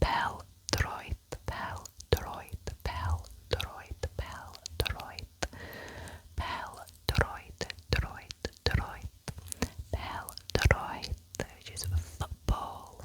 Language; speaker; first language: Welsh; non-native, local second language; English